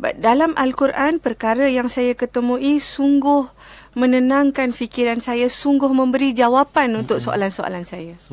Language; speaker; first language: Malay; non-native, local second language; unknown